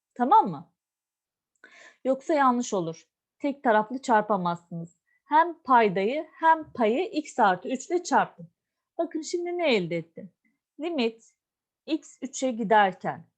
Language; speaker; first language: Turkish; native; Turkish